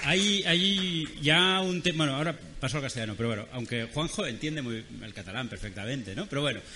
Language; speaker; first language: Spanish; non-native, local second language; Catalan